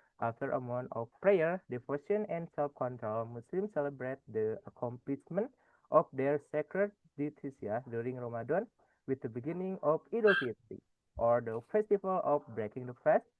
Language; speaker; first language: English; non-native, fluent; Indonesian